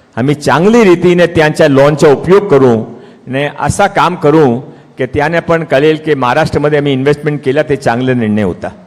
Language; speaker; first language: Marathi; non-native, local second language; Hindi